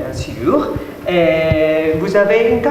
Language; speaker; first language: French; non-native, learner; Spanish